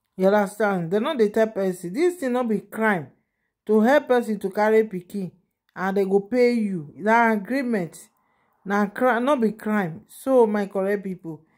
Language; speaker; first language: Nigerian Pidgin; non-native, local second language; Yoruba